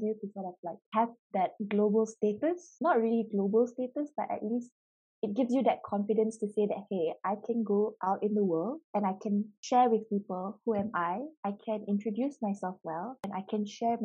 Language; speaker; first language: English; native; English